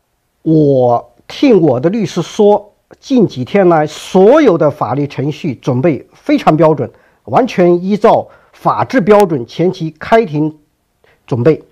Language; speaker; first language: Chinese; native; Chinese